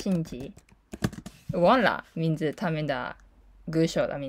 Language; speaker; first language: Chinese; non-native, learner; Japanese